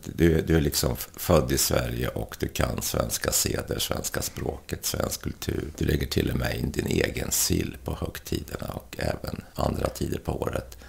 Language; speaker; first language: Swedish; early bilingual, other home language; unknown